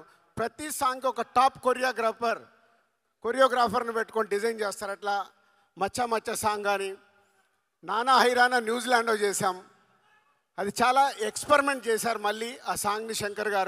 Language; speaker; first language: Telugu; native; Telugu